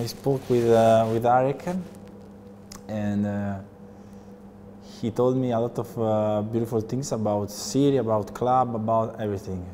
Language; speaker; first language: English; non-native, learner; Italian